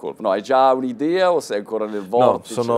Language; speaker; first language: Italian; native; Italian